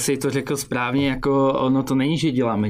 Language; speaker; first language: Czech; native; Czech